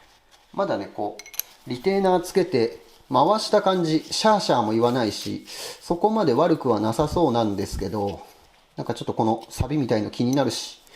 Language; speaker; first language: Japanese; native; Japanese